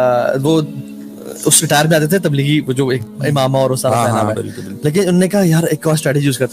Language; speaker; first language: Urdu; native; Urdu